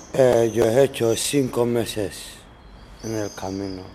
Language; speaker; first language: Spanish; non-native, learner; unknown